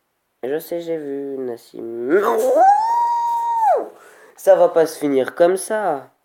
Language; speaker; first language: French; native; French